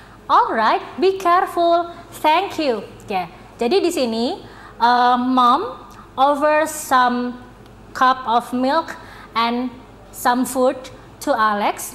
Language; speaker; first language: English; non-native, fluent; Indonesian